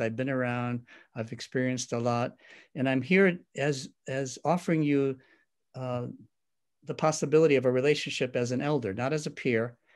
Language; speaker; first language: English; native; English